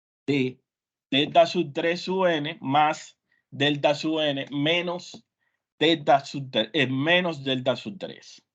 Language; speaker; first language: Spanish; native; Spanish